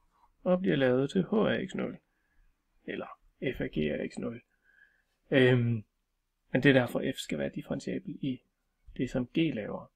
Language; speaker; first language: Danish; native; Danish